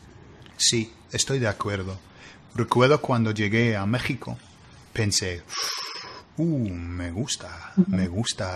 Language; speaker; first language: Spanish; non-native, fluent; English